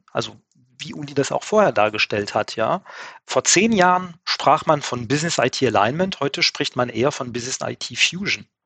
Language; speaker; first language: German; non-native, fluent; French